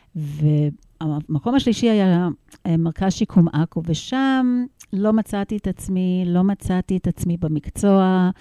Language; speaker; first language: Hebrew; non-native, fluent; English